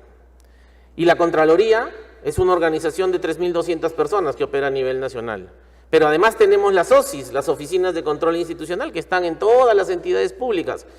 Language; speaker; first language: Spanish; native; Spanish